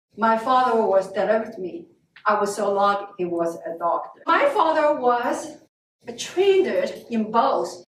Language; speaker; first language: English; non-native, learner; Chinese